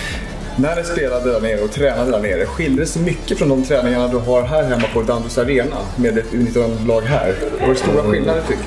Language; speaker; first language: Swedish; native; Swedish